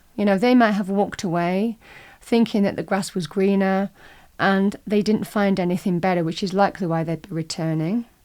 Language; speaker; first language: English; native; English